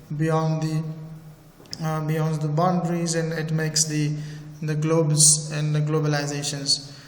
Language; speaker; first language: English; non-native, fluent; Persian